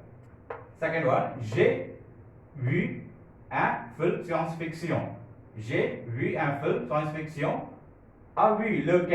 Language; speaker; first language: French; non-native, fluent; Tamil